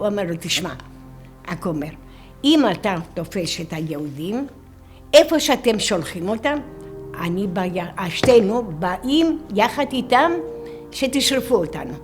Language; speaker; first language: Hebrew; non-native, fluent; Greek